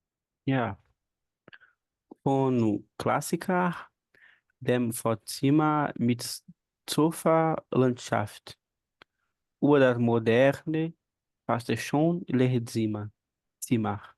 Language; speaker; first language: German; non-native, learner; Portuguese